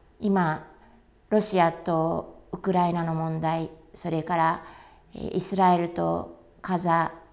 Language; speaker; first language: Japanese; native; Japanese